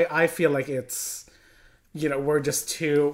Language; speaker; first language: English; non-native, local second language; Filipino